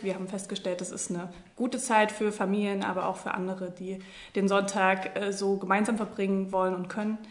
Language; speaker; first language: German; native; German